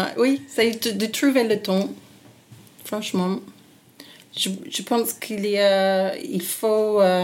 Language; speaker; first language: French; non-native, learner; English